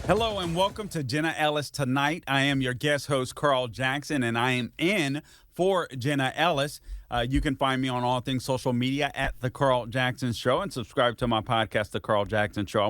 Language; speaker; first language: English; native; English